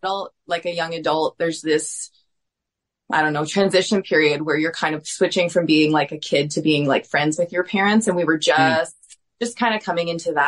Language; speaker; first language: English; native; English